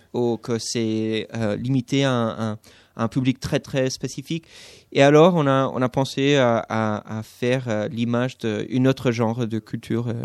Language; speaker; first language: French; non-native, fluent; English